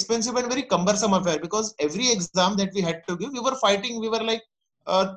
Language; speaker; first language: English; non-native, local second language; Gujarati